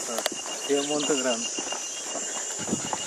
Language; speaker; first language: Spanish; non-native, local second language; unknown